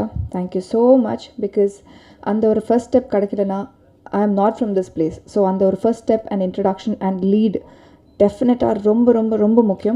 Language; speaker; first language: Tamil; non-native, learner; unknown